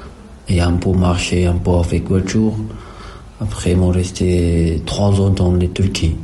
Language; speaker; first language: French; non-native, learner; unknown